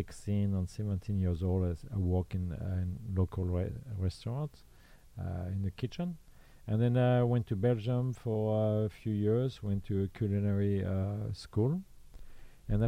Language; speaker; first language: English; non-native, fluent; French